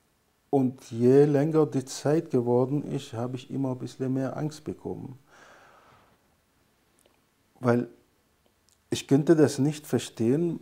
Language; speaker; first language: German; non-native, fluent; Arabic